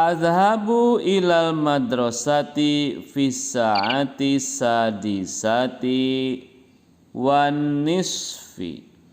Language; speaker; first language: Arabic; non-native, fluent; Indonesian